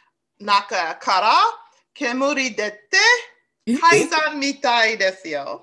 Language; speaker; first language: Japanese; non-native, learner; English